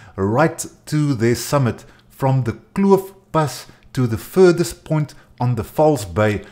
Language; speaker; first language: English; non-native, local second language; Afrikaans